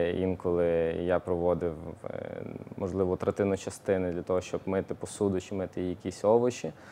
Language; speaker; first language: Ukrainian; native; Ukrainian